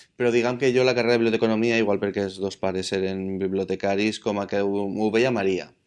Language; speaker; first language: Catalan; native; Catalan